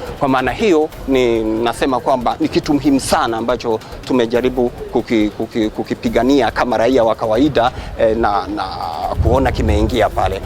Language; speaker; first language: Swahili; non-native, local second language; Sukuma